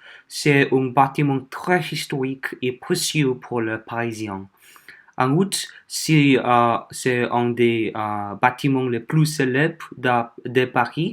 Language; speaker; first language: French; non-native, learner; Korean